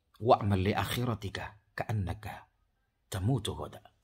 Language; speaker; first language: Indonesian; native; Indonesian